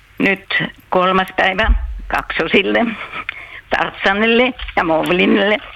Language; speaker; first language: Finnish; native; Finnish